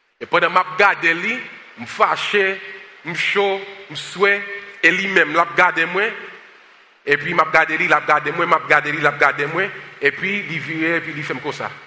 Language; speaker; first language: French; non-native, local second language; Haitian Creole